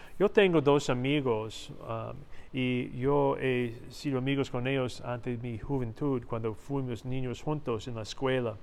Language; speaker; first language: Spanish; non-native, learner; English